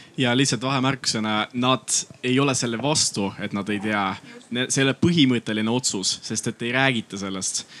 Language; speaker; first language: Estonian; non-native, local second language; Russian